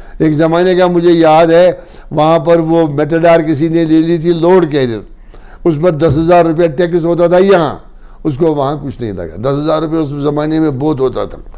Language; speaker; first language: Urdu; non-native, local second language; Kashmiri